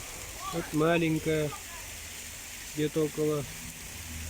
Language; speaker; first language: Russian; native; Russian